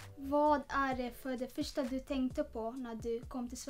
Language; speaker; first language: Swedish; non-native, learner; Tigrinya